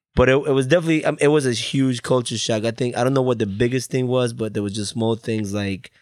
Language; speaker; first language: English; early bilingual, other home language; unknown